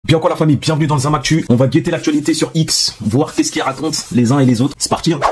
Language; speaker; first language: French; native; French